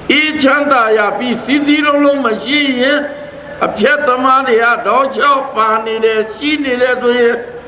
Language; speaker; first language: Burmese; non-native, local second language; Pa'o Karen